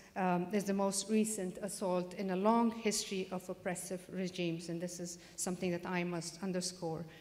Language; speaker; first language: English; non-native, fluent; Persian